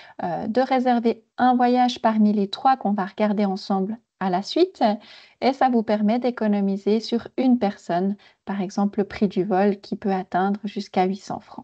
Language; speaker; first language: French; native; French